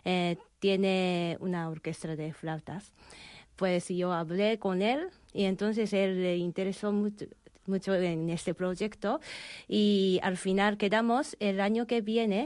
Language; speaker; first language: Spanish; non-native, fluent; Japanese